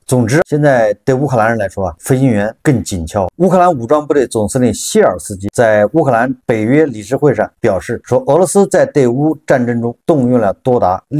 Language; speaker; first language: Chinese; native; Chinese